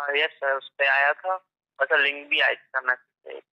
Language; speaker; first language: Hindi; native; Hindi